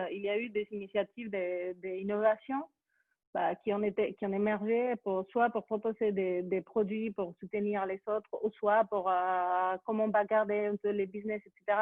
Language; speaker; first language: French; non-native, fluent; Spanish